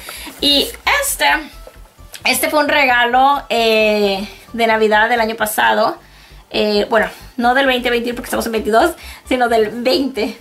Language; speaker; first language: Spanish; native; Spanish